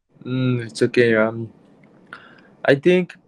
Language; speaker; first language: English; non-native, learner; Mongolian